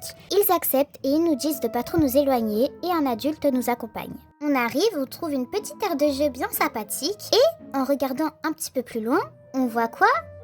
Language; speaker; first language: French; native; French